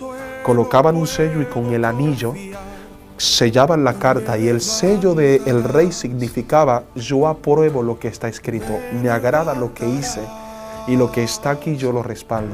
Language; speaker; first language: Spanish; native; Spanish